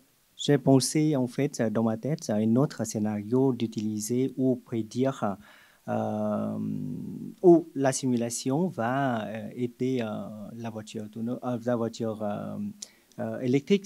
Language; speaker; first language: French; non-native, fluent; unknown